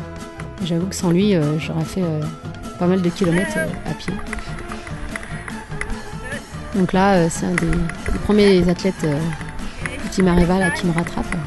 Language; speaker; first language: French; native; French